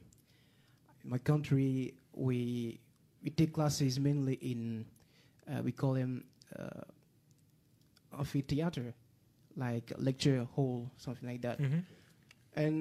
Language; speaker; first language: English; non-native, fluent; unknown